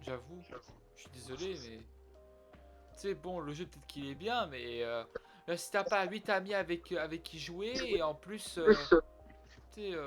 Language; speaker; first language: French; native; French